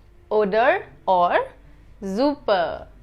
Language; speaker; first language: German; non-native, fluent; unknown